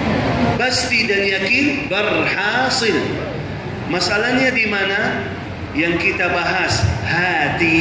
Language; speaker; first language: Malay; non-native, fluent; Arabic